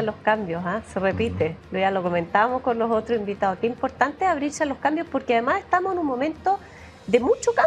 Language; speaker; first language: Spanish; native; Spanish